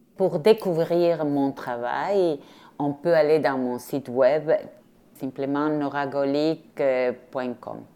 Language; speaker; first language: French; non-native, fluent; Spanish